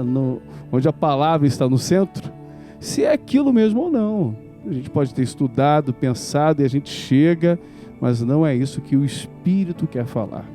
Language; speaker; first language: Portuguese; native; Portuguese